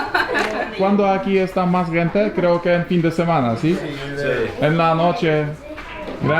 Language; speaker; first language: Spanish; non-native, learner; Polish